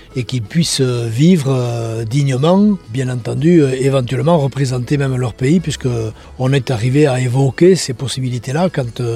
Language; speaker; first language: French; native; French